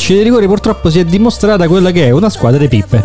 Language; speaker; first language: Italian; native; Italian